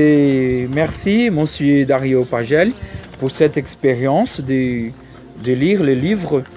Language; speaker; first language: French; non-native, learner; Portuguese